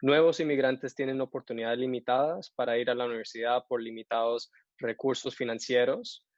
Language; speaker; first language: Spanish; early bilingual, heritage; Spanish